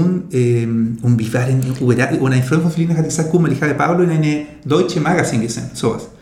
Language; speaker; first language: German; non-native, learner; Spanish